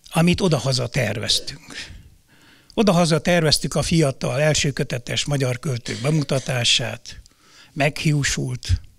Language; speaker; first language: Hungarian; native; Hungarian